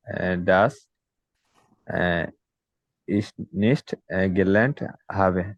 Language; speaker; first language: German; non-native, learner; Bangla